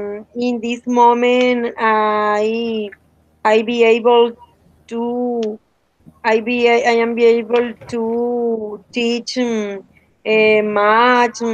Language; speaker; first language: English; non-native, learner; Spanish